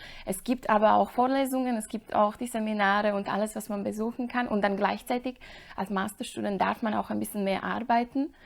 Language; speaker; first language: German; non-native, fluent; Slovak